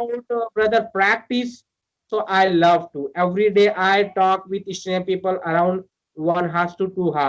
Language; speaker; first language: English; non-native, learner; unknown